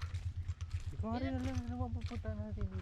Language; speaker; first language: Filipino; native; Filipino